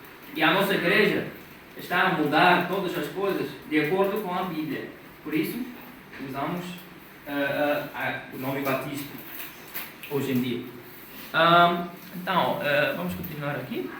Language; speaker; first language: Portuguese; non-native, fluent; English